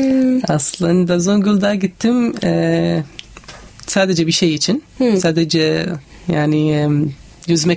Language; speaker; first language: Turkish; non-native, fluent; Arabic